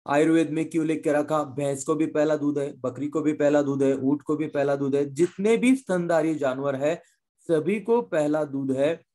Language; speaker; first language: Hindi; non-native, local second language; Marathi